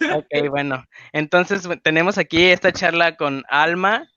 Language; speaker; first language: Spanish; native; Spanish